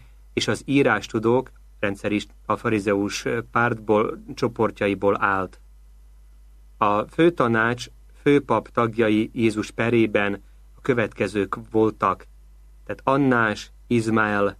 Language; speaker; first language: Hungarian; native; Hungarian